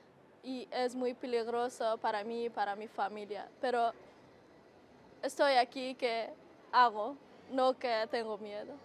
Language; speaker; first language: Spanish; non-native, learner; Persian